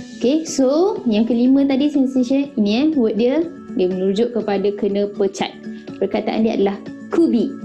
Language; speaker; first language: Malay; native; Malay